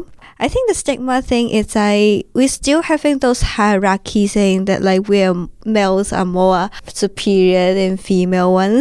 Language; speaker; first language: English; non-native, local second language; Cantonese